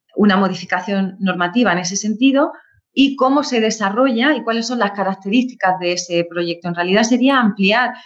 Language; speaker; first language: Spanish; native; Spanish